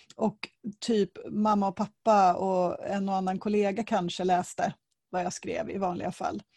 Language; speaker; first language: Swedish; native; Swedish